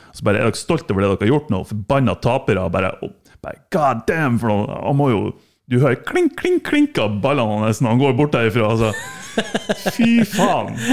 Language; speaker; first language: Norwegian; non-native, fluent; German